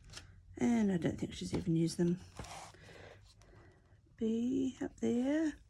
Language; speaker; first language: English; native; English